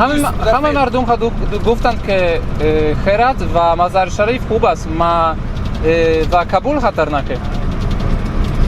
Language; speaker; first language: Persian; non-native, learner; Polish